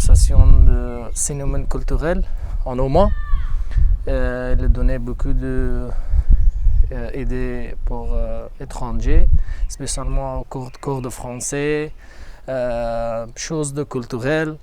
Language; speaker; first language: French; non-native, learner; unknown